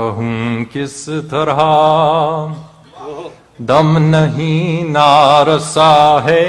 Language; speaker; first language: Urdu; non-native, fluent; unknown